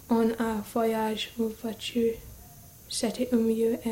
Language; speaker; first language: French; non-native, learner; English